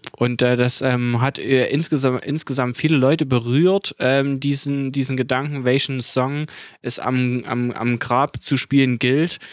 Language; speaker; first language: German; native; German